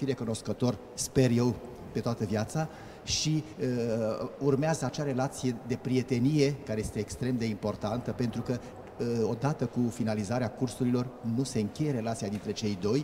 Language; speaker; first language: Romanian; native; Romanian